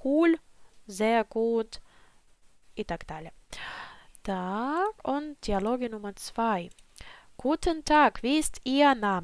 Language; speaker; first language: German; non-native, fluent; Ukrainian